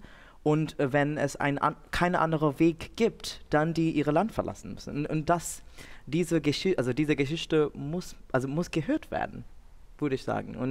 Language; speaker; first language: German; non-native, fluent; Bangla